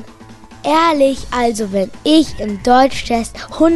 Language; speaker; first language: German; native; German